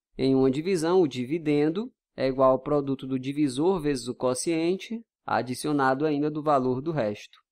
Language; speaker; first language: Portuguese; native; Portuguese